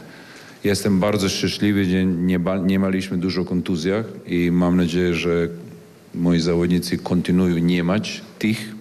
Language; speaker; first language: Polish; non-native, fluent; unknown